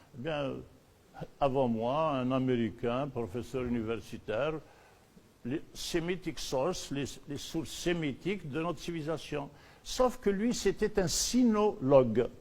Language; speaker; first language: French; non-native, local second language; Berber languages